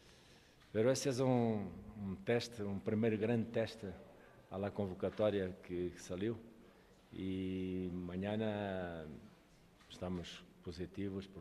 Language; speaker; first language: Spanish; non-native, local second language; Portuguese